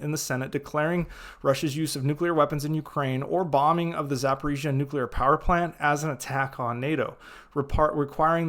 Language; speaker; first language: English; native; English